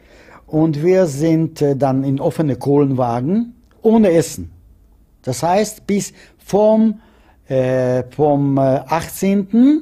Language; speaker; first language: German; non-native, fluent; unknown